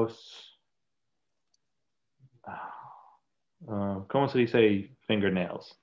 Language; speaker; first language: Spanish; non-native, learner; English